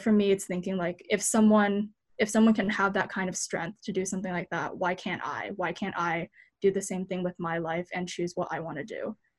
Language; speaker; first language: English; native; English